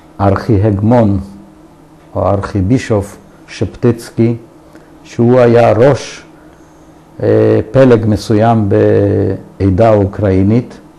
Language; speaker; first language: Hebrew; early bilingual, other home language; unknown